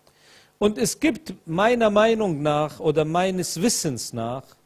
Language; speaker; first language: German; non-native, fluent; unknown